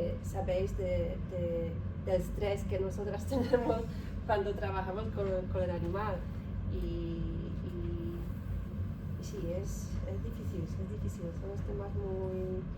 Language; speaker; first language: Spanish; non-native, learner; Polish